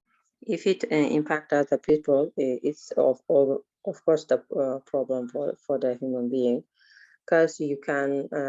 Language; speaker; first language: English; non-native, learner; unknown